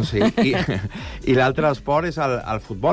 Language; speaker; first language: Catalan; native; Catalan